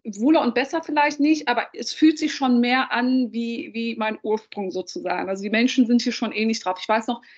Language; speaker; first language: German; early bilingual, other home language; Dutch